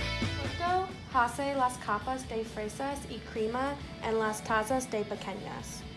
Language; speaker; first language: Spanish; non-native, learner; English